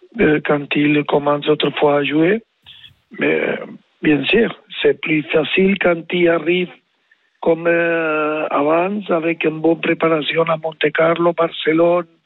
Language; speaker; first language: French; non-native, learner; Spanish